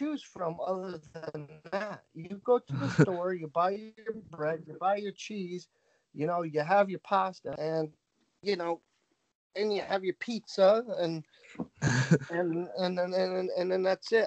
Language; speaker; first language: English; native; English